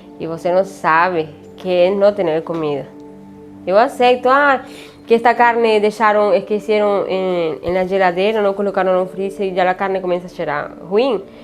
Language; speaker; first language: Portuguese; non-native, learner; Spanish